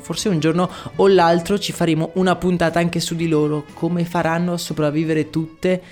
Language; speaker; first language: Italian; native; Italian